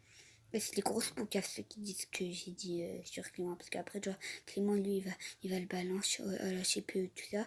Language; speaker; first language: French; native; French